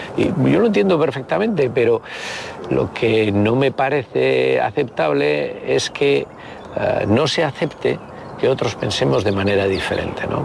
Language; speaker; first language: Spanish; native; Spanish